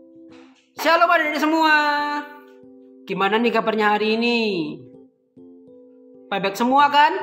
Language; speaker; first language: Indonesian; native; Indonesian